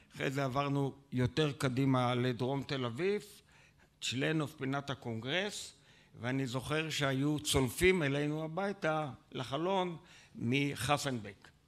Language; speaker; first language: Hebrew; native; Hebrew